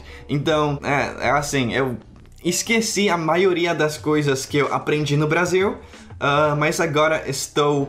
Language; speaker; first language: Portuguese; non-native, fluent; Czech